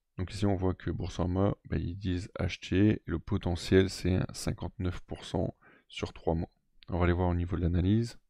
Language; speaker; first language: French; native; French